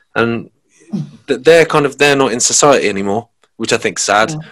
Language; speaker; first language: English; native; English